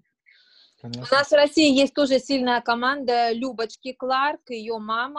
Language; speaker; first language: Russian; native; Russian